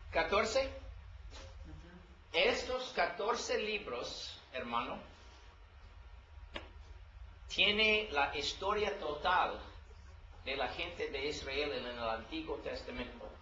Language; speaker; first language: Spanish; non-native, learner; English